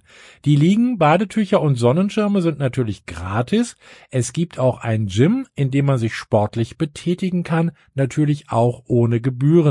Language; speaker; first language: German; native; German